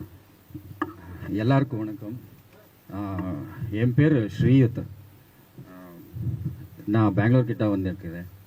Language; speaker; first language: Tamil; non-native, learner; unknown